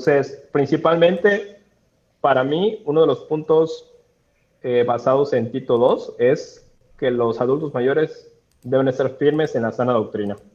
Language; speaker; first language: Spanish; native; Spanish